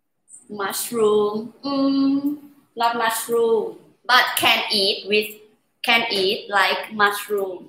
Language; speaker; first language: English; non-native, learner; Thai